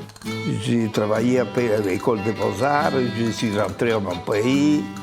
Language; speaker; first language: French; non-native, fluent; Spanish